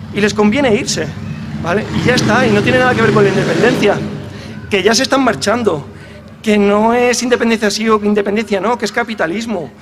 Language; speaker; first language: Spanish; native; Spanish